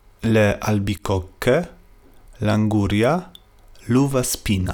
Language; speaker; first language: Italian; non-native, fluent; Polish